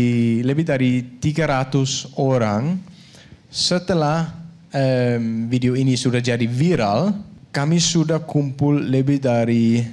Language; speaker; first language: Indonesian; non-native, fluent; Danish